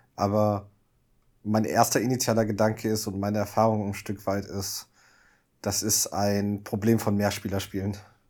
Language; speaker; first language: German; non-native, fluent; English